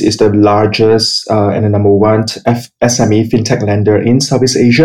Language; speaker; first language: English; non-native, local second language; Chinese